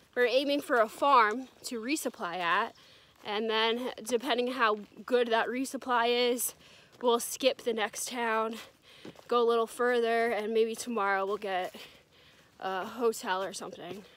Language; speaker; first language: English; native; English